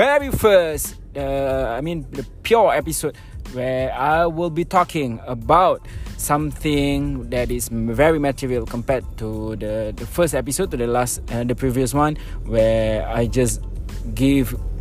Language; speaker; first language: English; non-native, local second language; Malay